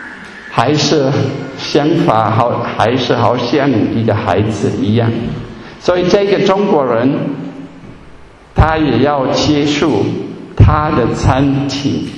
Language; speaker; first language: Chinese; non-native, fluent; German